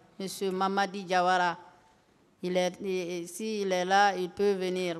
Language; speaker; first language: French; non-native, local second language; Fula